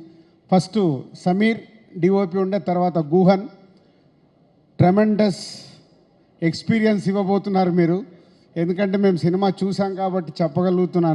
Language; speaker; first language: Telugu; native; Telugu